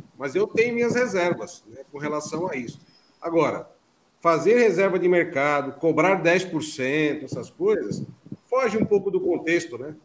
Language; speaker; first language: Portuguese; native; Portuguese